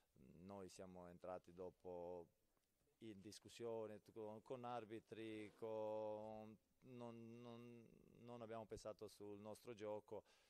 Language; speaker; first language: Italian; non-native, fluent; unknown